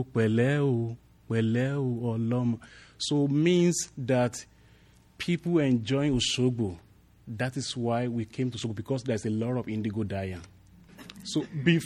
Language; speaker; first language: English; non-native, local second language; Yoruba